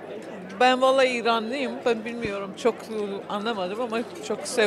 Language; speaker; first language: Turkish; non-native, learner; Persian